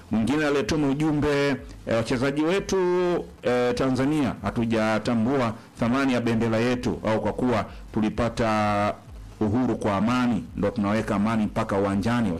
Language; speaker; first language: Swahili; native; Swahili